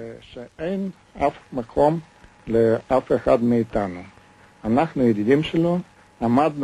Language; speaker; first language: Hebrew; non-native, fluent; Russian